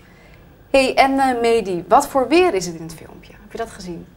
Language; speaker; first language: Dutch; native; Dutch